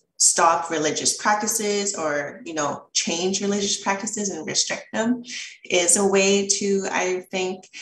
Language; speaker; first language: English; early bilingual, other home language; Chinese